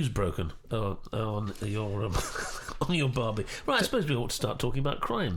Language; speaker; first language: English; native; English